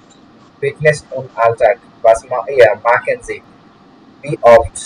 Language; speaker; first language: German; non-native, learner; Bangla